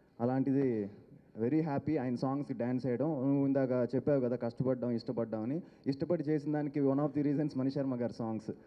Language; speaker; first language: Telugu; native; Telugu